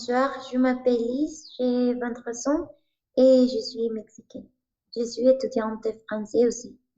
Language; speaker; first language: French; non-native, learner; Spanish